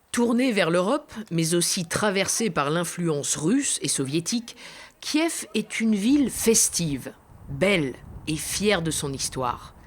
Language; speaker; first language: French; native; French